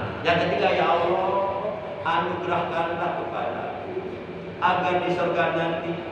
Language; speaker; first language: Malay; non-native, local second language; Javanese